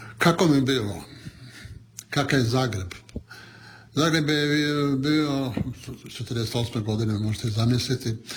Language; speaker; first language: Croatian; non-native, local second language; Italian